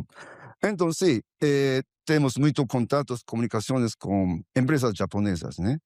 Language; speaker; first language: Portuguese; non-native, fluent; Japanese